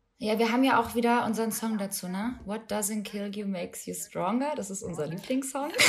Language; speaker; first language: German; early bilingual, other home language; Albanian